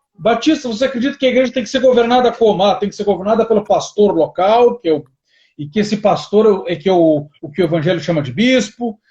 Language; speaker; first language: Portuguese; native; Portuguese